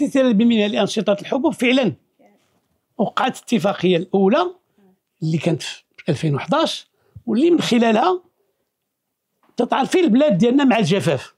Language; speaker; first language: Arabic; native; Arabic